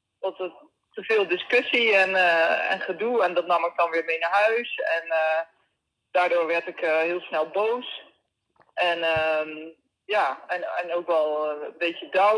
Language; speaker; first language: Dutch; native; Dutch